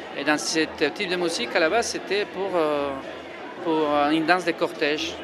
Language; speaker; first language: French; non-native, fluent; Spanish